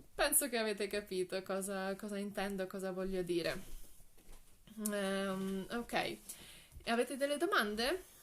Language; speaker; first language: Italian; non-native, fluent; Polish